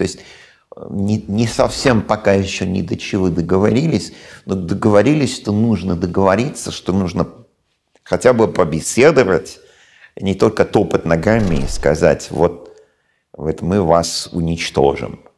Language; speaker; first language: Russian; non-native, fluent; English